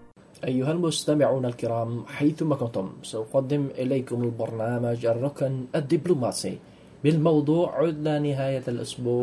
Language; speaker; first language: Arabic; non-native, fluent; Indonesian